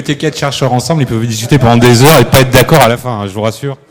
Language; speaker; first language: French; native; French